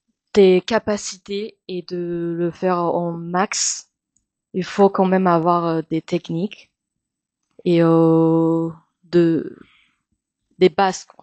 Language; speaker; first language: French; non-native, fluent; Chinese